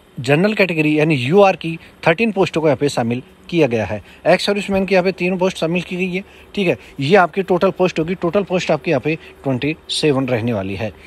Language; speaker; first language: Hindi; native; Hindi